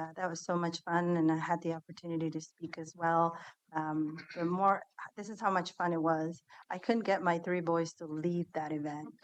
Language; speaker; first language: English; early bilingual, other home language; Somali